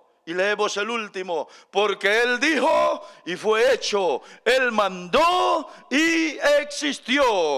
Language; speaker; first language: Spanish; native; Spanish